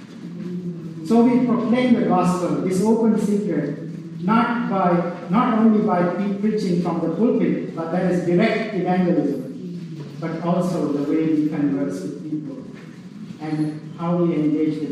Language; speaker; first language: English; non-native, local second language; Sinhala